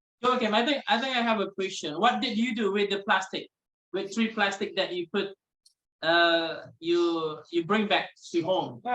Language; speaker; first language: English; non-native, local second language; Indonesian